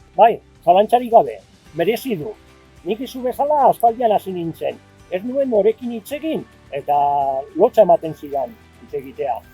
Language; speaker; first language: Basque; non-native, local second language; Spanish